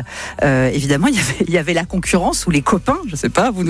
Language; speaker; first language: French; native; French